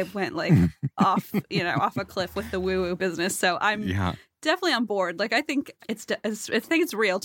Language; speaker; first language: English; native; English